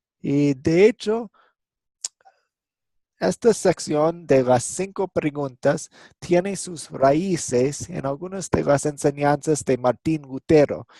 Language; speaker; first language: Spanish; non-native, fluent; English